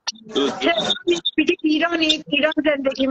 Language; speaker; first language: English; non-native, learner; Persian